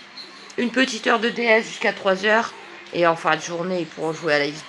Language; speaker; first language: French; native; French